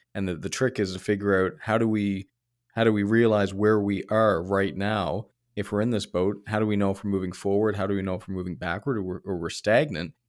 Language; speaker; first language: English; native; English